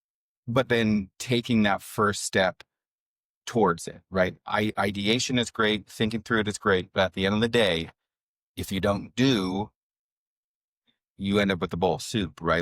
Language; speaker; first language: English; native; English